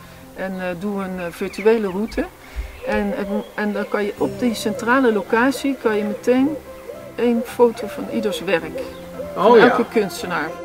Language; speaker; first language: Dutch; native; Dutch